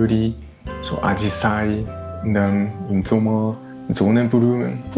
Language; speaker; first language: German; non-native, fluent; Japanese